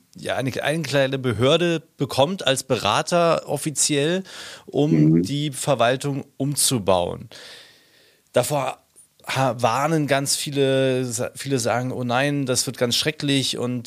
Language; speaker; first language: German; native; German